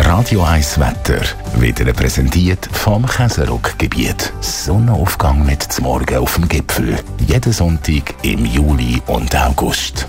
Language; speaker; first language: German; native; German